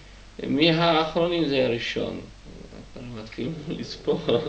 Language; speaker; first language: Hebrew; non-native, fluent; Czech